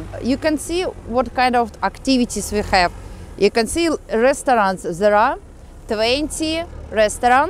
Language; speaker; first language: English; non-native, fluent; Russian